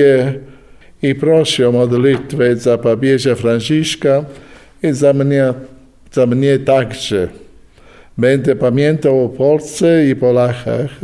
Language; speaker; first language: Polish; non-native, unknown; Italian